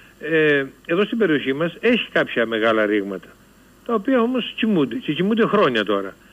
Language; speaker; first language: Greek; native; Greek